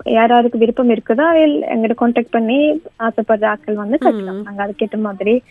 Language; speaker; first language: Tamil; early bilingual, heritage; Tamil